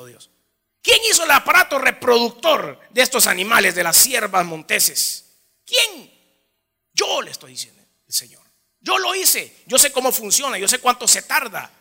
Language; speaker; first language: Spanish; native; Spanish